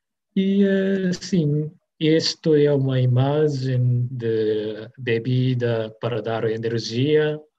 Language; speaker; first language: Portuguese; non-native, learner; Japanese